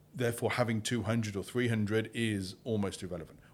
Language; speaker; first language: English; native; English